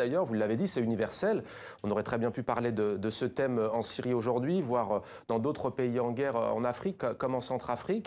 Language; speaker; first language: French; native; French